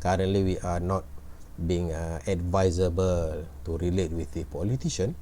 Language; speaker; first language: English; non-native, local second language; Malay